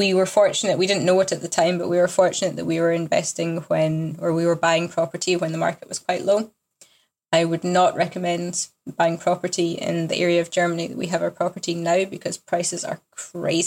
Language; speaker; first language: English; native; English